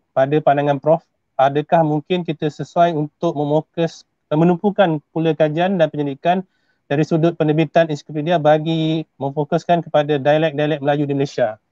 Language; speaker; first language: Malay; native; Malay